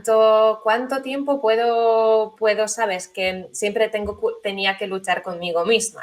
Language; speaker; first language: Spanish; non-native, fluent; Polish